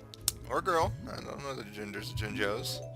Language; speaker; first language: English; native; English